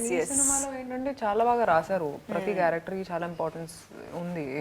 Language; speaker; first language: Telugu; non-native, fluent; Hindi